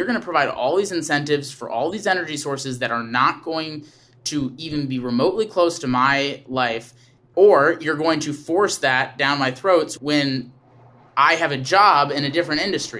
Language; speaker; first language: English; native; English